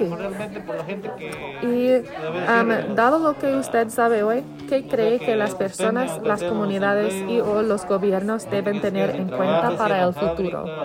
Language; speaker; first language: Spanish; non-native, learner; English